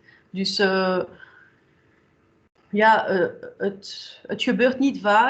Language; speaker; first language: Dutch; non-native, local second language; French